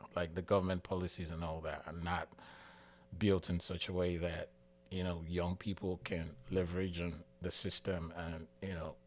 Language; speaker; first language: English; non-native, local second language; Igbo